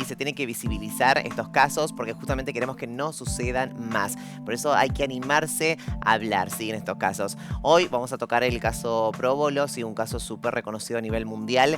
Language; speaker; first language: Spanish; native; Spanish